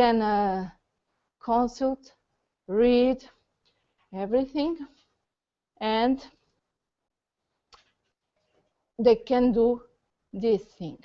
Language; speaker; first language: English; non-native, learner; Portuguese